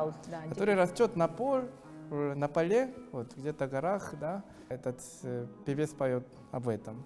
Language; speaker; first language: Russian; non-native, fluent; Korean